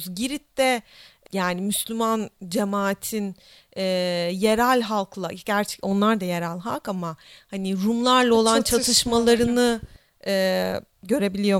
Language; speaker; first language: Turkish; native; Turkish